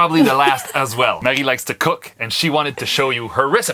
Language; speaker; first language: English; non-native, local second language; French